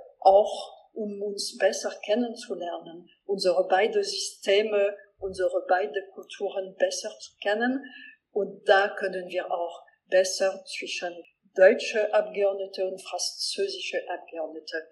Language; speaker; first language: German; non-native, local second language; French